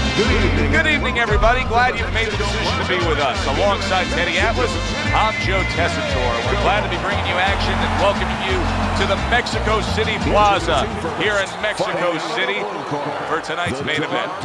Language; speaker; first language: English; native; English